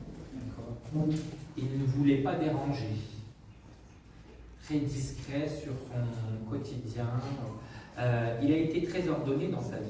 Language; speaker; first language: French; native; French